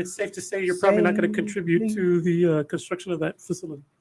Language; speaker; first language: English; native; English